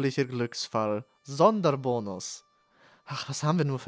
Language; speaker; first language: German; native; German